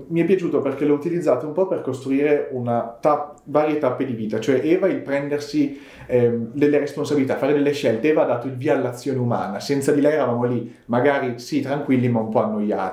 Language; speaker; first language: Italian; native; Italian